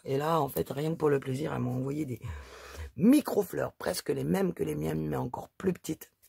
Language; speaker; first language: French; native; French